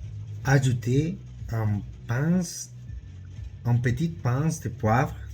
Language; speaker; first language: French; non-native, learner; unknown